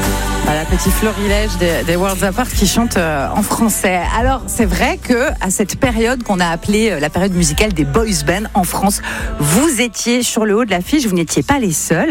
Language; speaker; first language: French; native; French